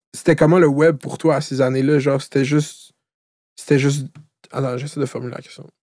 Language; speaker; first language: French; native; French